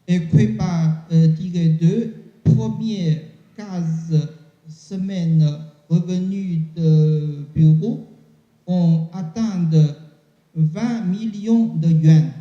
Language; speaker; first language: French; non-native, learner; Chinese